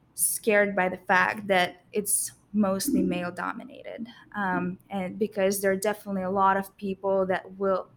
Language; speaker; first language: English; non-native, fluent; Russian